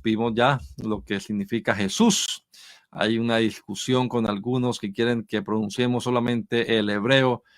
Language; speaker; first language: Spanish; native; Spanish